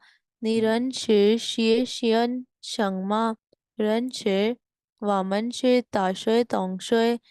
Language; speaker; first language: Chinese; non-native, learner; Urdu